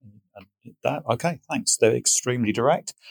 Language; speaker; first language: English; native; English